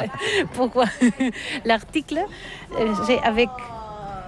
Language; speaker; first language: French; non-native, learner; Catalan